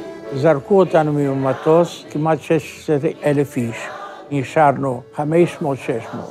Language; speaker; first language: Hebrew; non-native, fluent; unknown